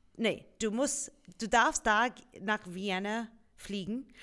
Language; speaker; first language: German; non-native, fluent; English